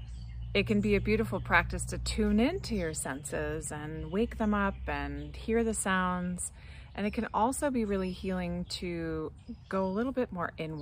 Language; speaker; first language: English; native; English